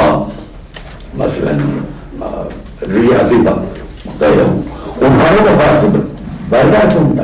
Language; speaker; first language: Persian; non-native, fluent; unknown